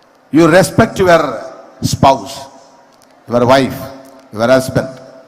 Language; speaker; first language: English; non-native, local second language; Tamil